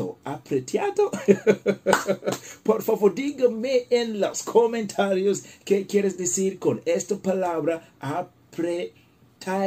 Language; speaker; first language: Spanish; non-native, learner; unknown